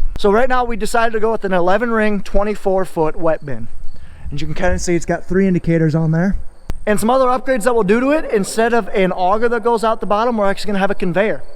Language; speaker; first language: English; native; English